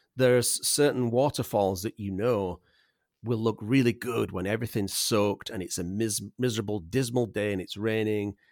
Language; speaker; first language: English; native; English